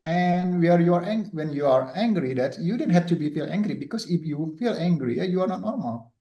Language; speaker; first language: English; non-native, learner; Indonesian